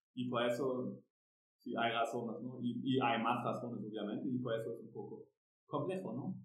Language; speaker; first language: Spanish; non-native, learner; German